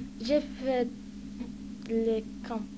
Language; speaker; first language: French; non-native, learner; English